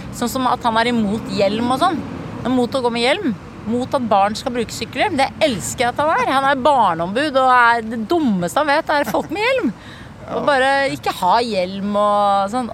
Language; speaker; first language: Norwegian; native; Norwegian